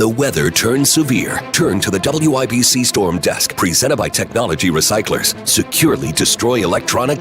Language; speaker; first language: English; native; English